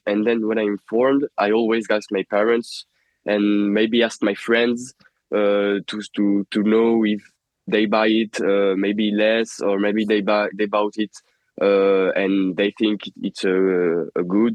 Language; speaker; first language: English; non-native, fluent; French